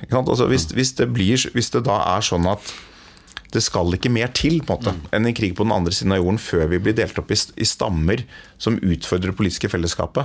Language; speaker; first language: Norwegian; native; Norwegian